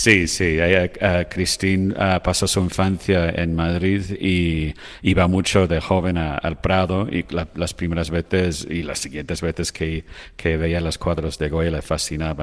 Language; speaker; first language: Spanish; non-native, fluent; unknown